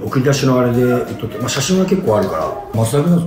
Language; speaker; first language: Japanese; native; Japanese